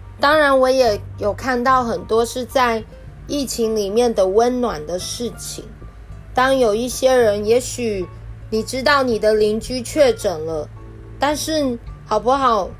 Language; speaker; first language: Chinese; native; Chinese